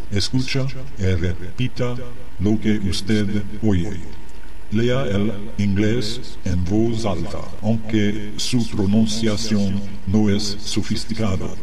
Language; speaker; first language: Spanish; non-native, learner; English